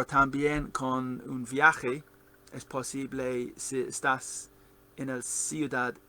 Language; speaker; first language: Spanish; non-native, learner; English